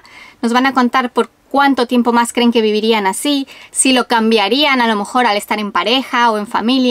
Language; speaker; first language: Spanish; native; Spanish